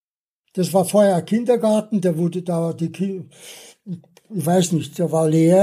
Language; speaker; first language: German; early bilingual, other home language; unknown